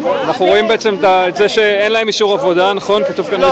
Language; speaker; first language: Hebrew; native; Hebrew